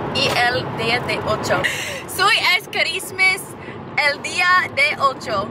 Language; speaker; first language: Spanish; non-native, learner; English